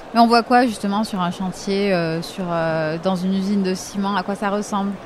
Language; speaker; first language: French; native; French